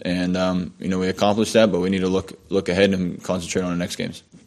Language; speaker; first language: English; native; English